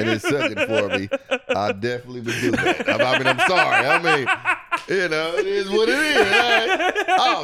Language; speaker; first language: English; native; English